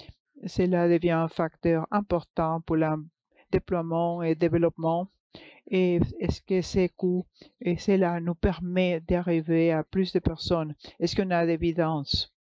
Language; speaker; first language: French; non-native, fluent; English